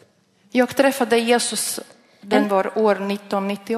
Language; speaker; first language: Swedish; non-native, learner; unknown